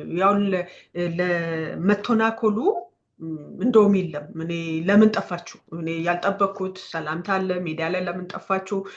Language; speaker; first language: Amharic; native; Amharic